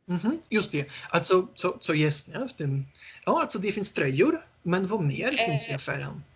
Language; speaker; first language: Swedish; non-native, learner; Polish